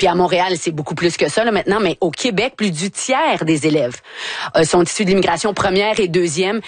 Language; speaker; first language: French; native; French